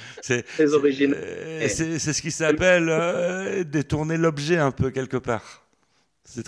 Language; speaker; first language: French; native; French